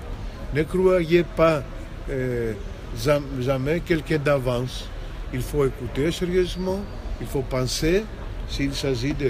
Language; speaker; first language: French; non-native, fluent; Greek